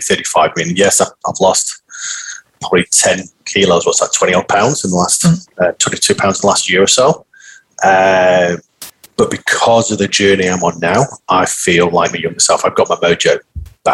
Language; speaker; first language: English; native; English